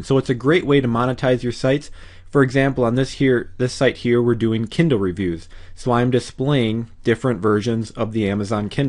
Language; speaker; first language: English; native; English